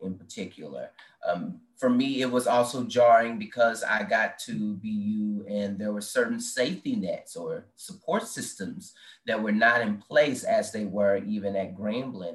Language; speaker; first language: English; native; English